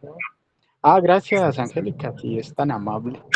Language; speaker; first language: Spanish; native; Spanish